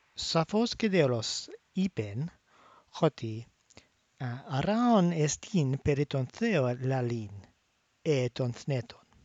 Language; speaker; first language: Greek; non-native, fluent; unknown